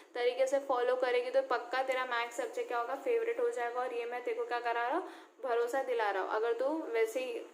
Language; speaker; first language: Hindi; non-native, local second language; Marathi